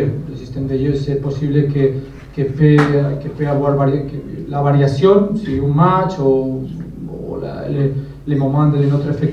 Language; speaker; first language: French; non-native, learner; Spanish